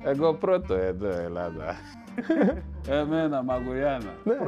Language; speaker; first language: Greek; non-native, learner; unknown